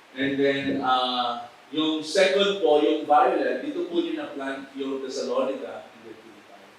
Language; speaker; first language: Filipino; native; Filipino